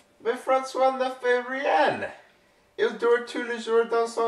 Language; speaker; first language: French; non-native, learner; English